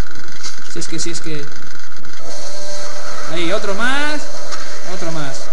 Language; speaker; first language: Spanish; native; Spanish